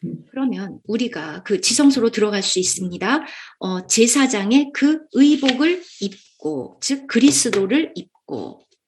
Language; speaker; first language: Korean; native; Korean